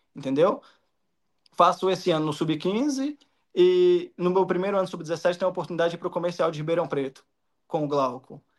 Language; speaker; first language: Portuguese; native; Portuguese